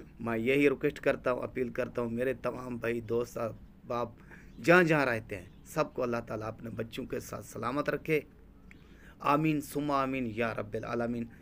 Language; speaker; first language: Urdu; non-native, local second language; Saraiki